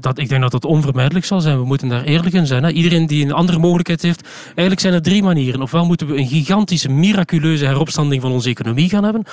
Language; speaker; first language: Dutch; native; Dutch